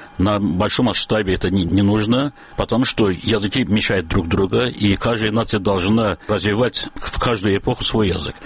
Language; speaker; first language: Russian; non-native, local second language; Azerbaijani